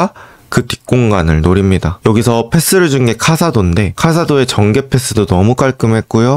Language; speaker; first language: Korean; native; Korean